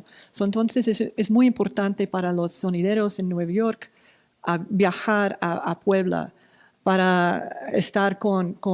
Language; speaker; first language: Spanish; non-native, fluent; English